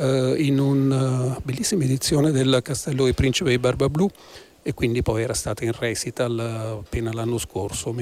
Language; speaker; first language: Italian; native; Italian